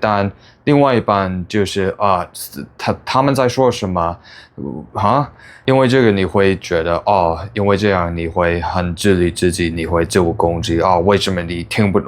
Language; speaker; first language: Chinese; non-native, fluent; English